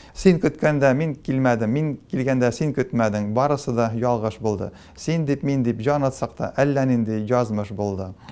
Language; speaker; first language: Tatar; non-native, local second language; Russian